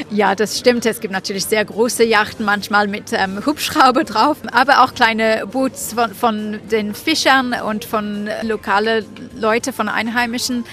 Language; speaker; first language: German; non-native, fluent; French